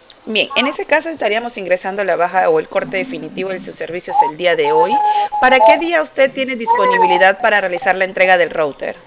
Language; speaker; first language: Spanish; native; Spanish